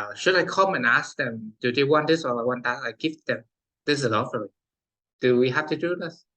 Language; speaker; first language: English; non-native, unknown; Vietnamese